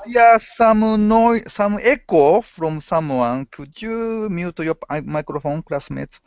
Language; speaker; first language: English; non-native, learner; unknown